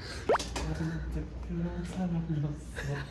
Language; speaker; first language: Korean; non-native, learner; Japanese